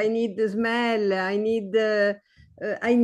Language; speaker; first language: English; non-native, learner; Italian